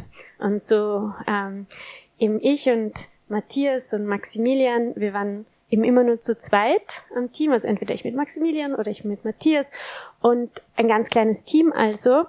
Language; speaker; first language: German; native; German